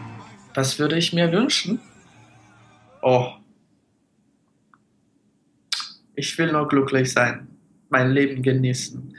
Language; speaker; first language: German; non-native, fluent; Russian